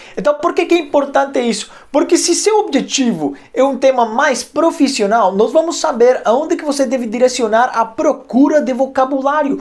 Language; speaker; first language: Portuguese; non-native, fluent; Spanish